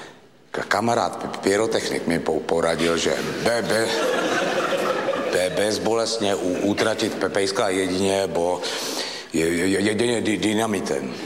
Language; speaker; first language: Czech; native; Czech